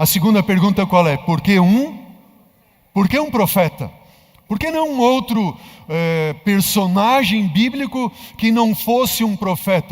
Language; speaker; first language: Portuguese; native; Portuguese